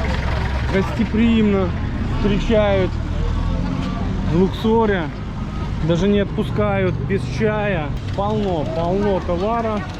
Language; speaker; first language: Russian; native; Russian